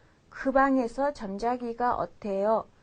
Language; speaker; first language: Korean; non-native, fluent; Mongolian